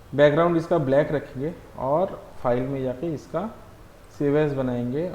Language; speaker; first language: Hindi; non-native, local second language; Bangla